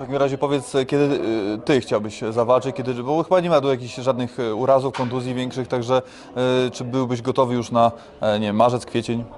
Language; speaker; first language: Polish; native; Polish